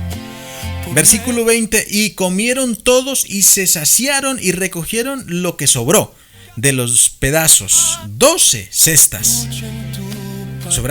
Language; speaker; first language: Spanish; native; Spanish